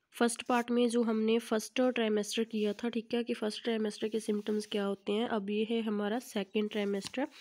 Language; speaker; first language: Hindi; non-native, local second language; Punjabi